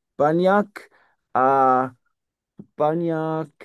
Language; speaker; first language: Indonesian; non-native, learner; English